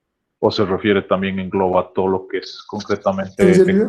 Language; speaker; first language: Spanish; native; Spanish